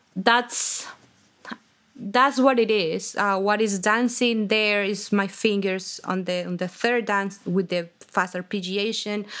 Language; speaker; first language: English; non-native, fluent; Spanish